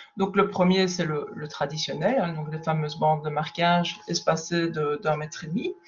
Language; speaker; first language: French; native; French